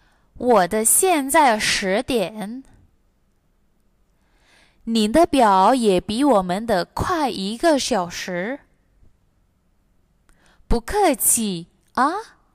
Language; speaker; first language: Chinese; non-native, fluent; Indonesian